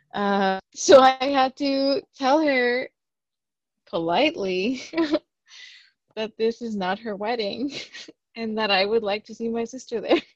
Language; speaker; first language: English; early bilingual, other home language; Spanish